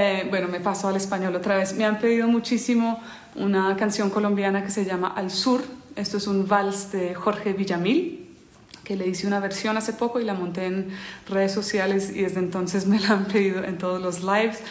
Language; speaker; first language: Spanish; early bilingual, heritage; Spanish